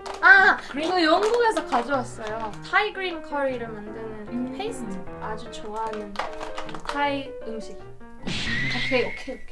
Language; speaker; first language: Korean; non-native, learner; Kurdish